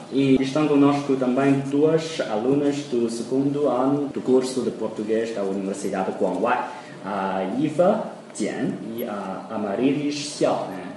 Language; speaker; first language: Portuguese; non-native, fluent; Chinese